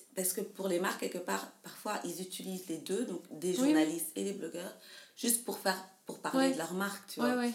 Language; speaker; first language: French; native; French